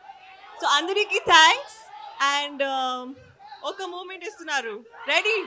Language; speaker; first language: Telugu; non-native, learner; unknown